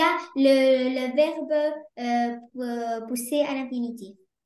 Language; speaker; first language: French; non-native, learner; Arabic